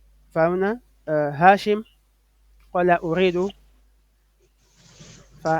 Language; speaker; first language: Arabic; non-native, fluent; French